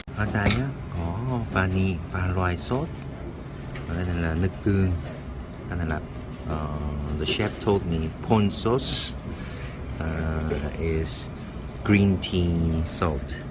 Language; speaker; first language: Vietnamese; non-native, learner; Korean